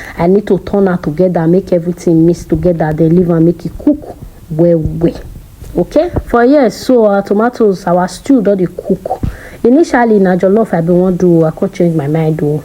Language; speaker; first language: Nigerian Pidgin; native; Nigerian Pidgin